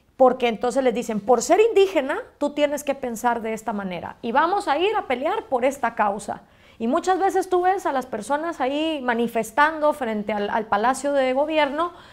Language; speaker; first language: Spanish; native; Spanish